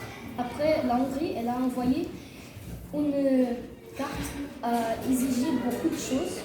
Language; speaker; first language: French; non-native, learner; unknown